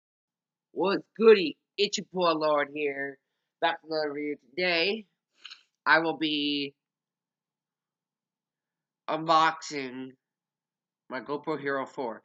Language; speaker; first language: English; native; English